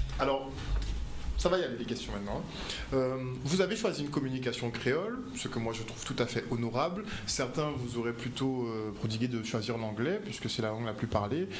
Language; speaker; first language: French; native; French